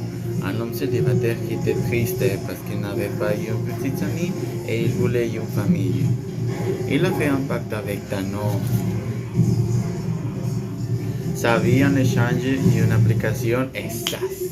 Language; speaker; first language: French; non-native, learner; Spanish